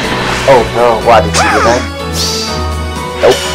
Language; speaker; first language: English; native; English